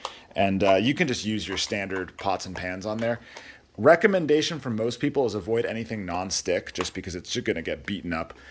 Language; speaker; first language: English; native; English